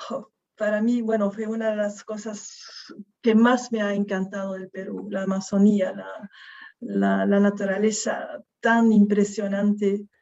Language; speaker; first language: Spanish; non-native, fluent; Dutch